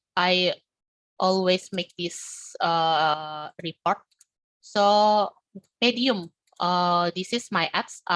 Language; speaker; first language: English; non-native, learner; Indonesian